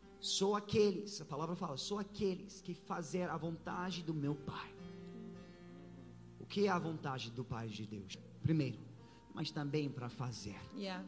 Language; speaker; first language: Portuguese; non-native, fluent; English